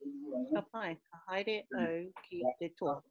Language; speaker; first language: Māori; non-native, learner; English